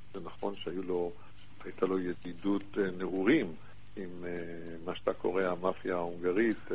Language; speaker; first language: Hebrew; native; Hebrew